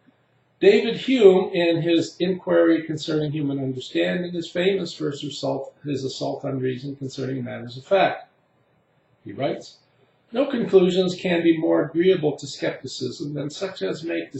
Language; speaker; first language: English; native; English